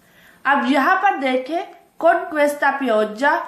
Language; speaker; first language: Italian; non-native, fluent; Urdu